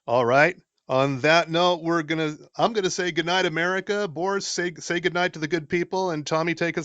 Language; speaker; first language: English; native; English